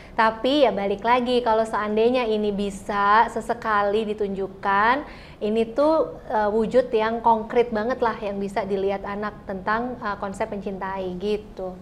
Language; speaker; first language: Indonesian; native; Indonesian